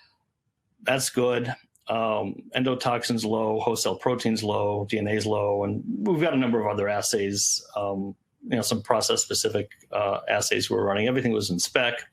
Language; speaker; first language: English; native; English